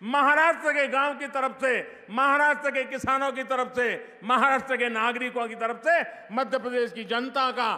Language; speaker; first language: Hindi; non-native, local second language; Gujarati